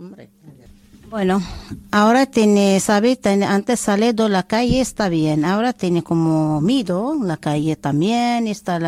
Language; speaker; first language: Spanish; non-native, learner; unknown